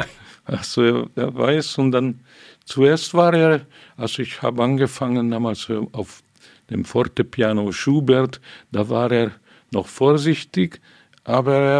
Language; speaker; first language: German; non-native, fluent; Hungarian